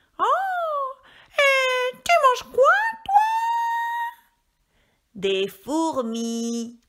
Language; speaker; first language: French; native; French